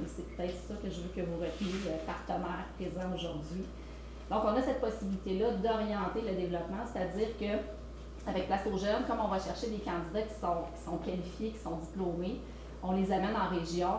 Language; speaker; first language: French; native; French